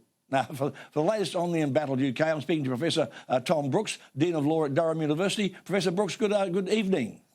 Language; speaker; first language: English; native; English